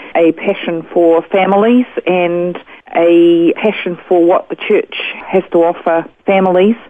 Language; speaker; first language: English; native; English